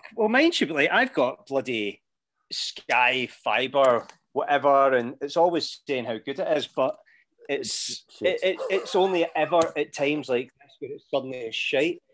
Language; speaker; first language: English; native; English